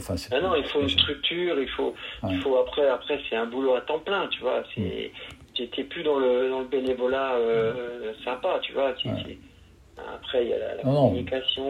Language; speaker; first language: French; native; French